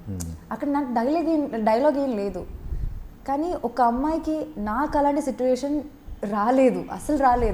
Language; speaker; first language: Telugu; non-native, fluent; Malayalam